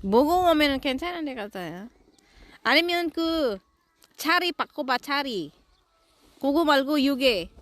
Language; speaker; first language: Korean; non-native, fluent; Filipino